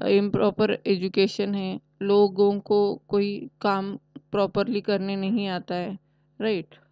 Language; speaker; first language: Hindi; non-native, local second language; Marathi